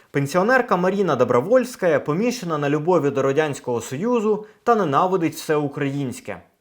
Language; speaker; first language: Ukrainian; native; Ukrainian